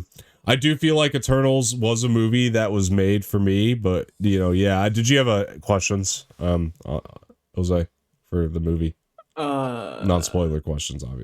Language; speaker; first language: English; native; English